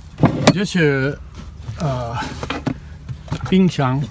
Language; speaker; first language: Chinese; non-native, learner; English